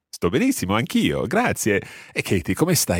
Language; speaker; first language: Italian; non-native, fluent; English